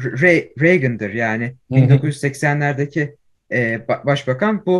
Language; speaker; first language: Turkish; early bilingual, heritage; Turkish